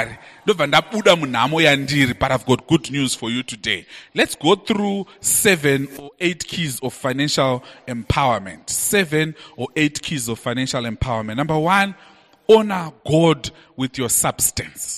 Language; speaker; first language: English; non-native, local second language; Shona